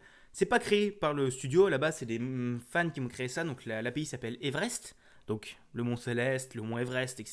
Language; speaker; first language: French; native; French